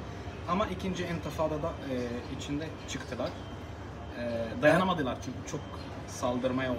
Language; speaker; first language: Turkish; non-native, learner; Arabic